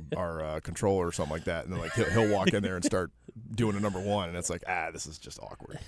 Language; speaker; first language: English; native; English